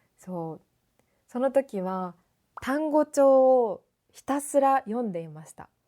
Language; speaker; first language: Japanese; native; Japanese